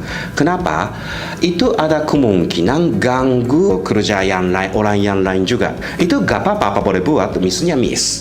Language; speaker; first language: Indonesian; non-native, fluent; Japanese